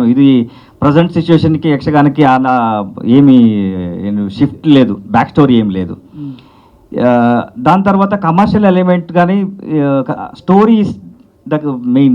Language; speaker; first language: Telugu; non-native, learner; Kannada